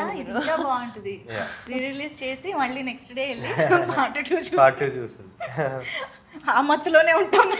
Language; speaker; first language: Telugu; native; Telugu